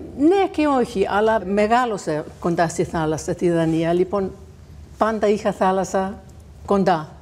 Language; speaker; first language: Greek; non-native, fluent; Danish